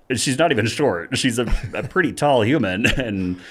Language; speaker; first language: English; early bilingual, other home language; German